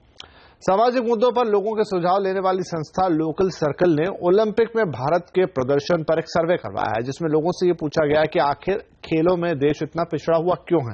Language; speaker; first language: Hindi; native; Hindi